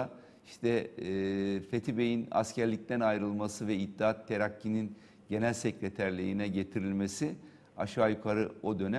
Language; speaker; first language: Turkish; native; Turkish